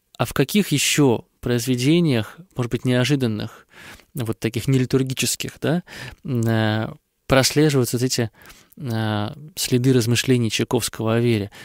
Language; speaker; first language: Russian; native; Russian